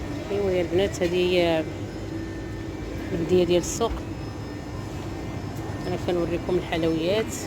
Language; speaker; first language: Arabic; native; Arabic